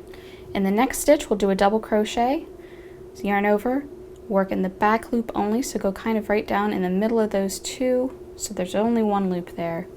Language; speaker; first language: English; native; English